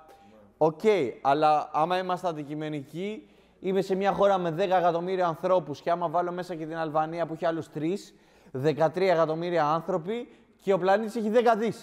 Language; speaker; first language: Greek; native; Greek